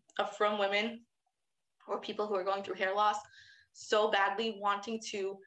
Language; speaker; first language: English; native; English